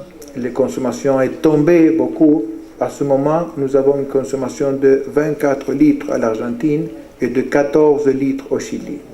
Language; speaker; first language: French; non-native, fluent; Spanish